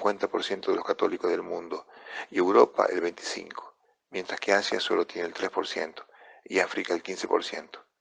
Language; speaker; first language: Spanish; non-native, fluent; Italian